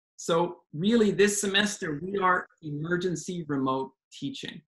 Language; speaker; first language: English; native; English